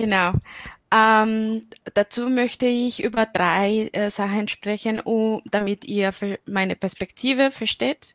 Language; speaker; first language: German; non-native, fluent; Spanish